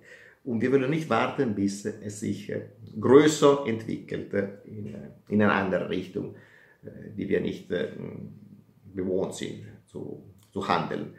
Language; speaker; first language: German; non-native, fluent; Italian